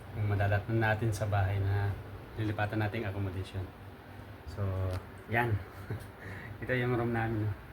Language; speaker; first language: Filipino; native; Filipino